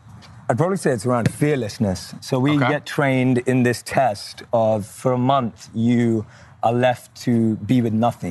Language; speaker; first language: English; native; English